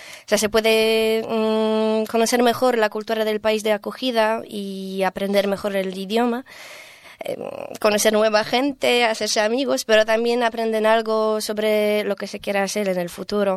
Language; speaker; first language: Spanish; non-native, fluent; Polish